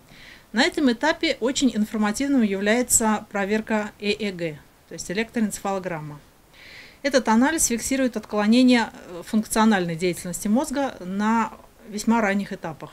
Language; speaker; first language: Russian; native; Russian